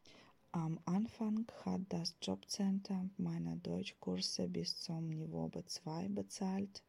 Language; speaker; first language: German; non-native, fluent; Ukrainian